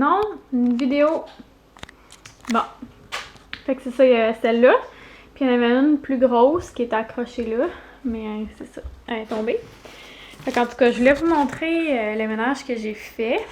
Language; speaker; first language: French; native; French